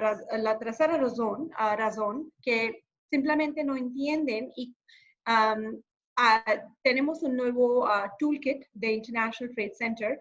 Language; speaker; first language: Spanish; non-native, fluent; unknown